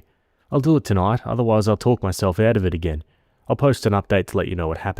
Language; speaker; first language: English; native; English